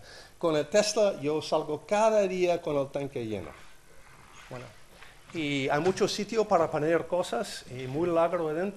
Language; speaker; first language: Spanish; non-native, learner; English